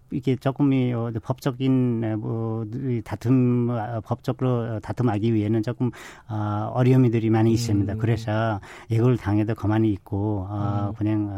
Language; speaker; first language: Korean; non-native, fluent; Nepali